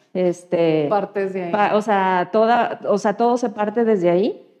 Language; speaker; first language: Spanish; native; Spanish